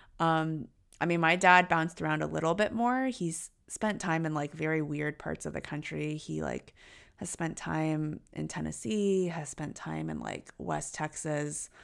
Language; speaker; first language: English; early bilingual, other home language; Chinese